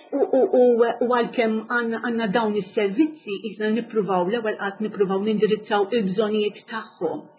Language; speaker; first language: Maltese; native; Maltese